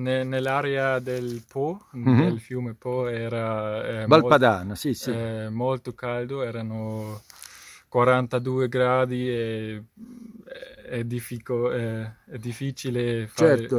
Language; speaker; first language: Italian; non-native, learner; German